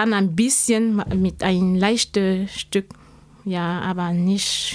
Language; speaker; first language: German; non-native, learner; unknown